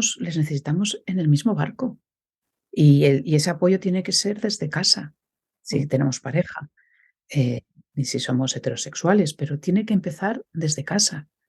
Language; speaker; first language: Spanish; native; Spanish